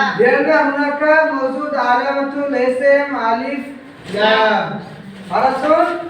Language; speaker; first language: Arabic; non-native, fluent; Bangla